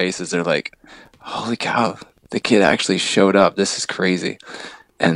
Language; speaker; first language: English; native; English